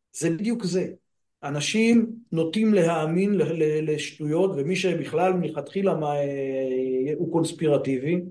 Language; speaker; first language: Hebrew; native; Hebrew